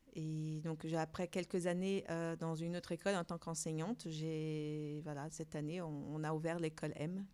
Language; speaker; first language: French; non-native, fluent; Portuguese